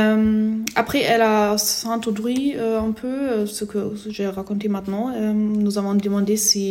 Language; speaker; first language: French; non-native, fluent; German